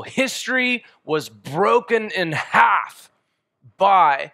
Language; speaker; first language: English; native; English